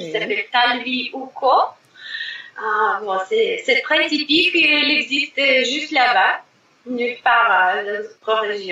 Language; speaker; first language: French; non-native, fluent; Russian